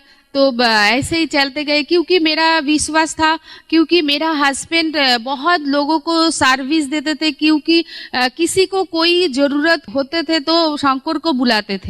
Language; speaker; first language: Hindi; non-native, local second language; Bangla